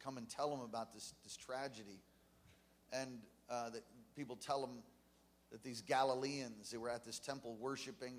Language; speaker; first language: English; native; English